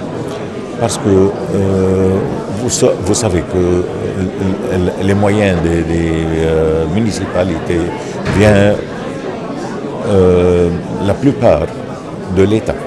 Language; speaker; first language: French; non-native, local second language; Arabic